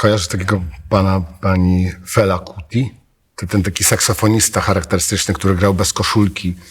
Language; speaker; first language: Polish; native; Polish